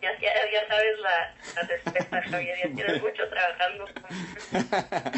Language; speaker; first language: Spanish; early bilingual, heritage; Spanish